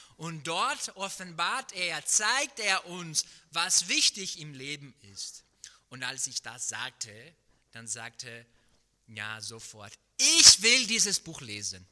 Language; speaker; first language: German; non-native, fluent; Portuguese